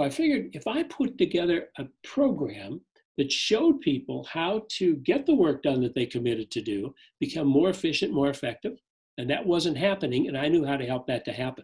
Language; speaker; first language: English; native; English